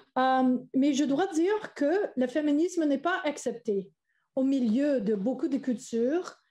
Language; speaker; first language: French; non-native, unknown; English